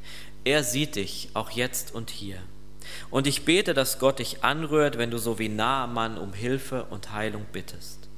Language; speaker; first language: German; native; German